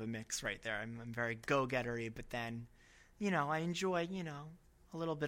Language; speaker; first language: English; native; English